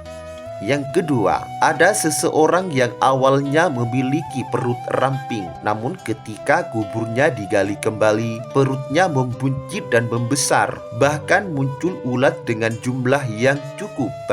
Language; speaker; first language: Indonesian; native; Indonesian